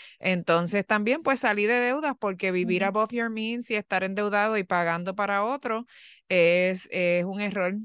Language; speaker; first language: Spanish; early bilingual, heritage; Spanish